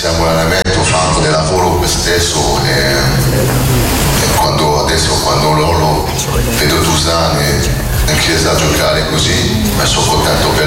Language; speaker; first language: Italian; non-native, learner; French